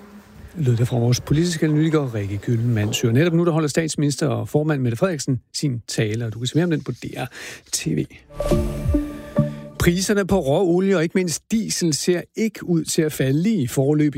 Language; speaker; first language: Danish; native; Danish